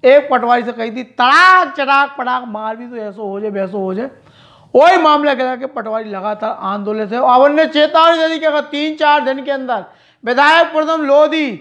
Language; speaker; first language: Hindi; native; Hindi